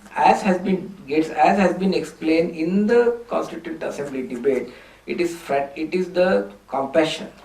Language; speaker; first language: English; non-native, local second language; Hindi